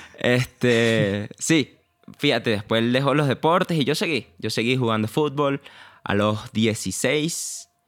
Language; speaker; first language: Spanish; native; Spanish